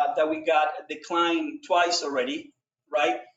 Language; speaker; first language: English; non-native, fluent; Spanish